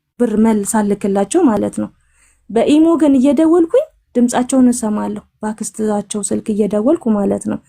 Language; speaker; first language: Amharic; native; Amharic